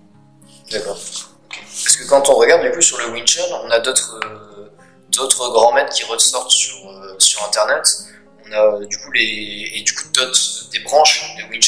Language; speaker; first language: French; native; French